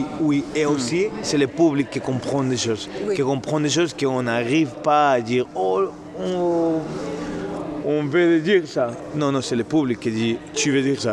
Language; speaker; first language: French; non-native, learner; Spanish